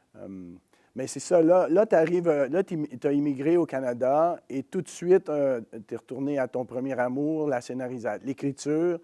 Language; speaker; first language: French; native; French